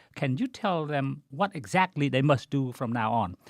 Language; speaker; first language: English; non-native, fluent; Khmer